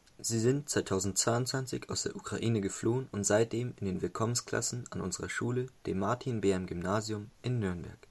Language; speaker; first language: German; native; German